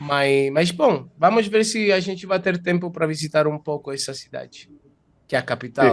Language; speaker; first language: Portuguese; non-native, fluent; Italian